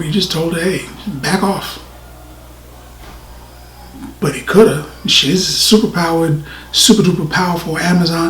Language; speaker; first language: English; native; English